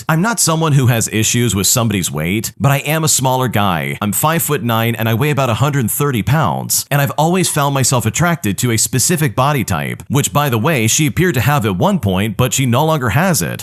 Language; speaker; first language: English; native; English